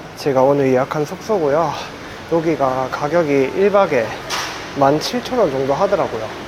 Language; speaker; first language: Korean; native; Korean